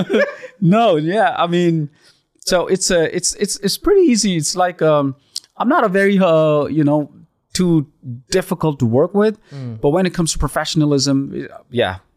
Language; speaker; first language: English; non-native, local second language; Punjabi